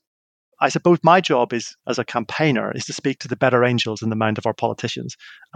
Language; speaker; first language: English; native; English